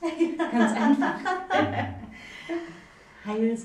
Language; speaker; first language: German; native; German